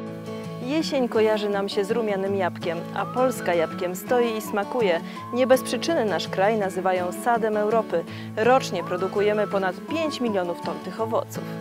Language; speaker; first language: Polish; native; Polish